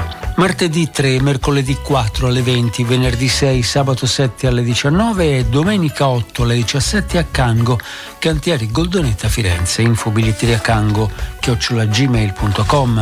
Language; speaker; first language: Italian; native; Italian